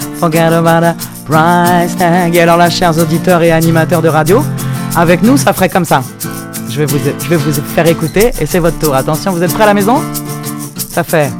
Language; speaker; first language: French; native; French